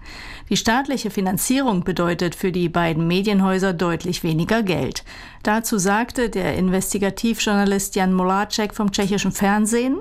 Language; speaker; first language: German; native; German